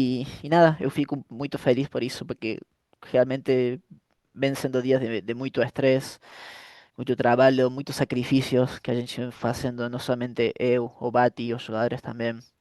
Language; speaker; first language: Portuguese; non-native, fluent; Spanish